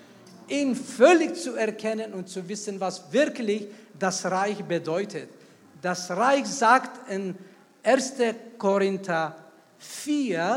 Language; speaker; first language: German; non-native, fluent; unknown